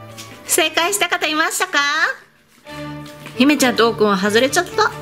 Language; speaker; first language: Japanese; native; Japanese